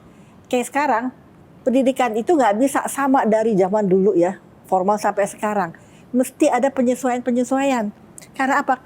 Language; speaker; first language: Indonesian; native; Indonesian